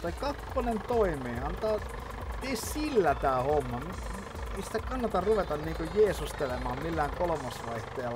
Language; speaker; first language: Finnish; native; Finnish